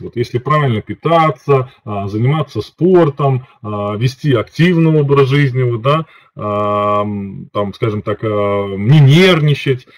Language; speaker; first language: Russian; native; Russian